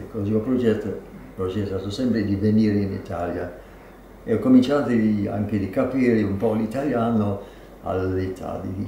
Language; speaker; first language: Italian; non-native, fluent; English